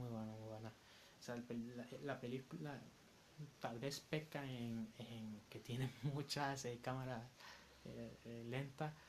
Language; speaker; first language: Spanish; native; Spanish